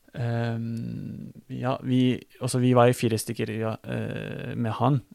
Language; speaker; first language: Norwegian; non-native, fluent; Turkish